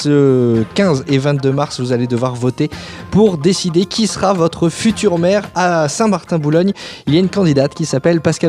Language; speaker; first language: French; native; French